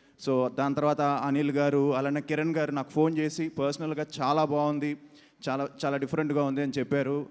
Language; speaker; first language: Telugu; native; Telugu